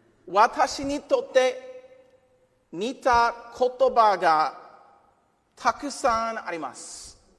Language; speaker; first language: Japanese; non-native, learner; English